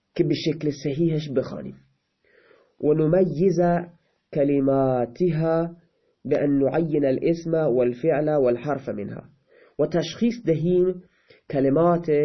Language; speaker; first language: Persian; non-native, local second language; Baluchi